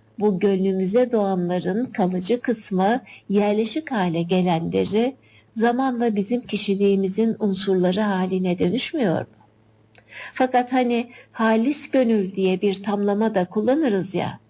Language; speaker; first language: Turkish; native; Turkish